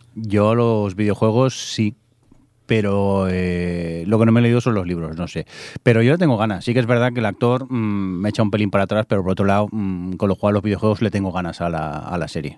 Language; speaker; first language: Spanish; native; Spanish